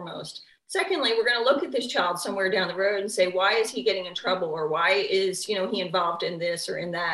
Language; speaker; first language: English; native; English